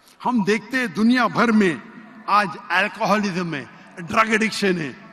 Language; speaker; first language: Urdu; non-native, local second language; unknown